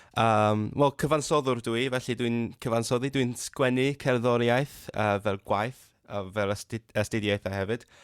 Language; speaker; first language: Welsh; non-native, fluent; Cantonese